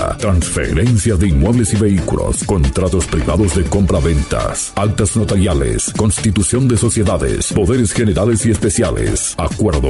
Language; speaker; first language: Spanish; native; Spanish